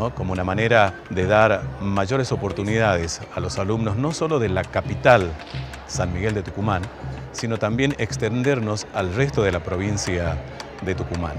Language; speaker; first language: Spanish; native; Spanish